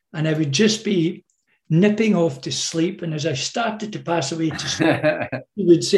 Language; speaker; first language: English; native; English